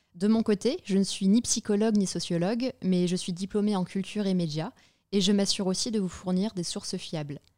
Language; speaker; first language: French; native; French